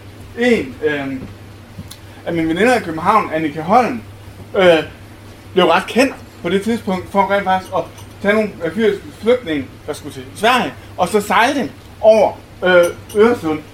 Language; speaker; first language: Danish; native; Danish